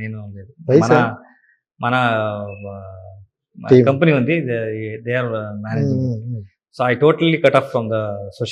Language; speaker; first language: Telugu; non-native, learner; Kannada